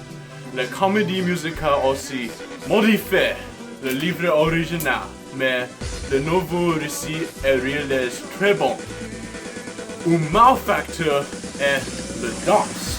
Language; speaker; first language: French; non-native, learner; English